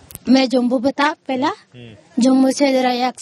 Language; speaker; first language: Hindi; non-native, learner; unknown